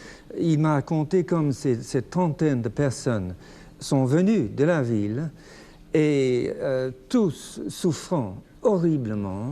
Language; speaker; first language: French; non-native, fluent; English